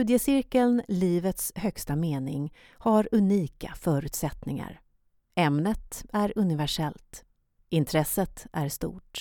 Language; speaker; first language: Swedish; native; Swedish